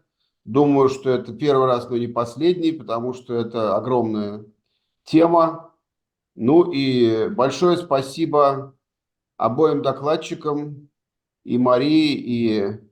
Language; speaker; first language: Russian; native; Russian